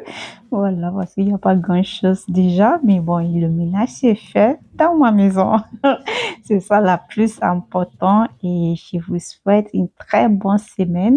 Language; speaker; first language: French; non-native, learner; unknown